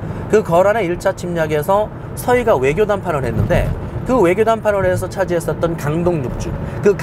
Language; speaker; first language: Korean; native; Korean